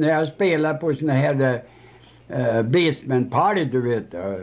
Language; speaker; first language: Swedish; native; Swedish